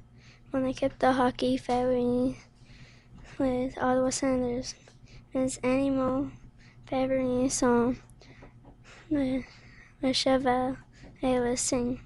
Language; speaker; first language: French; non-native, learner; English